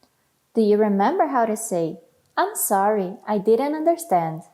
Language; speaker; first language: English; non-native, fluent; Portuguese